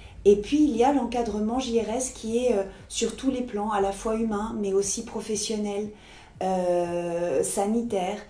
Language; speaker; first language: French; native; French